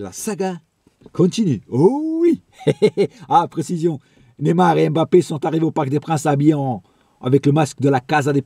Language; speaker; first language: French; native; French